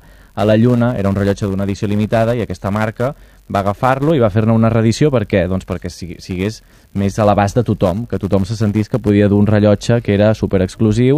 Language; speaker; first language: Catalan; native; Catalan